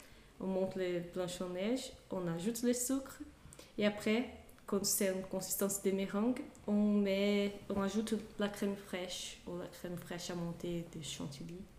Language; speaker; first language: French; non-native, fluent; Portuguese